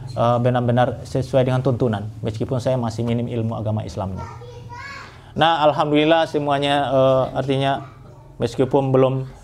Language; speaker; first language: Indonesian; non-native, local second language; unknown